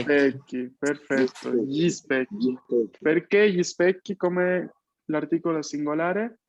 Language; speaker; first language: Italian; non-native, fluent; Spanish